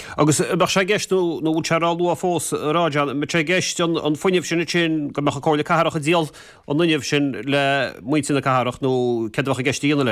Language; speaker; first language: Irish; native; Irish